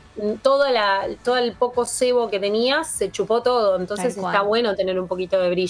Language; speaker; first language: Spanish; native; Spanish